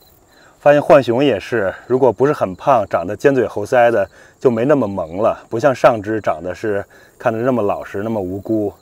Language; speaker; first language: Chinese; native; Chinese